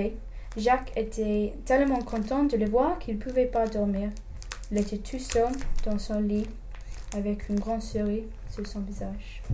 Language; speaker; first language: French; non-native, learner; English